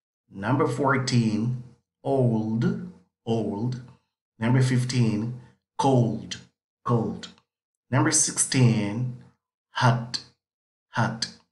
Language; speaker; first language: English; non-native, fluent; Spanish